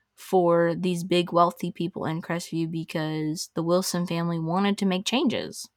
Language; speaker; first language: English; native; English